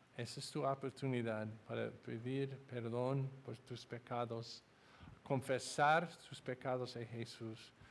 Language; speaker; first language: Spanish; non-native, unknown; English